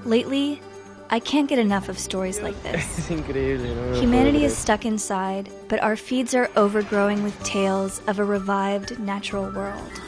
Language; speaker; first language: English; native; English